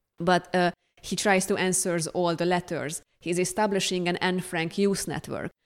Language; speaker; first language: English; non-native, fluent; Hungarian